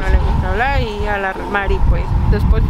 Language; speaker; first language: Spanish; native; Spanish